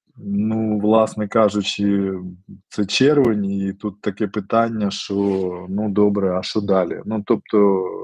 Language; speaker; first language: Ukrainian; non-native, local second language; Russian